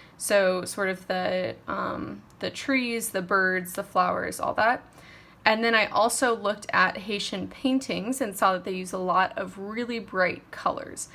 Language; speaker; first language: English; native; English